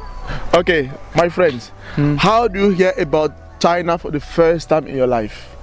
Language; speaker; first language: English; non-native, fluent; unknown